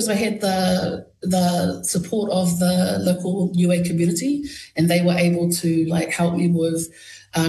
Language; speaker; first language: English; native; English